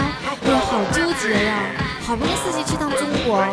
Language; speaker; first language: Chinese; native; Chinese